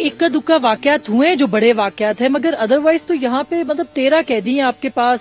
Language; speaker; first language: Urdu; native; Urdu